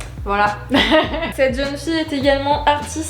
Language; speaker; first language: French; native; French